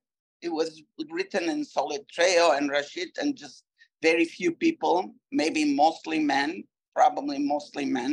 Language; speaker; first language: English; non-native, fluent; Turkish